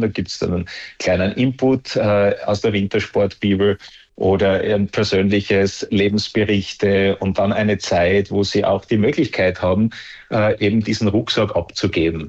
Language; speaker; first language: German; native; German